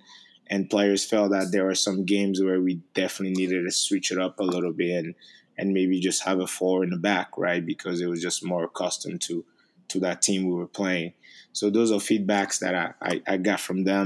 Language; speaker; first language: English; non-native, fluent; French